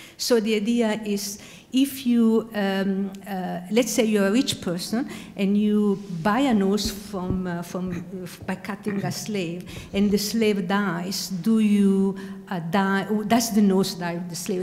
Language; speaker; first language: English; non-native, fluent; Italian